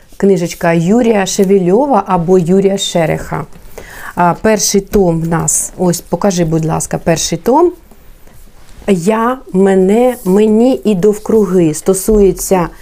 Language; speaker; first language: Ukrainian; native; Ukrainian